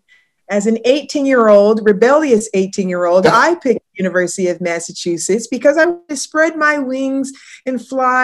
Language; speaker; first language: English; native; English